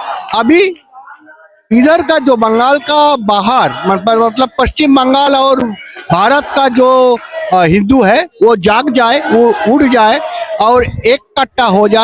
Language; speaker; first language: Hindi; non-native, local second language; Bangla